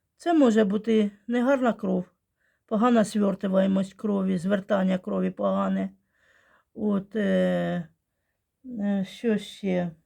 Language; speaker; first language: Ukrainian; non-native, local second language; Russian